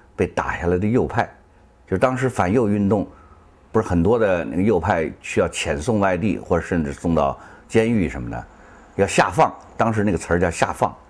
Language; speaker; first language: Chinese; native; Chinese